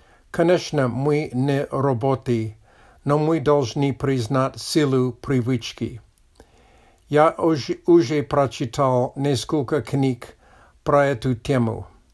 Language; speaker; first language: Russian; non-native, learner; English